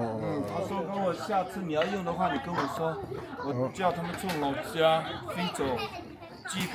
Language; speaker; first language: Chinese; non-native, local second language; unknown